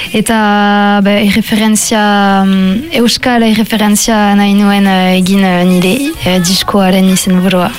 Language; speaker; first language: Basque; non-native, local second language; French